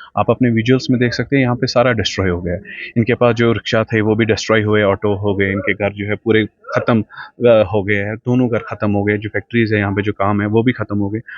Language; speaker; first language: Urdu; non-native, local second language; Kashmiri